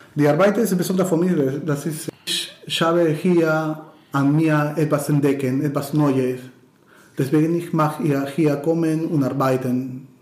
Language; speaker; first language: German; non-native, learner; Spanish